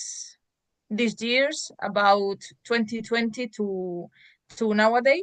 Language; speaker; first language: English; non-native, learner; Spanish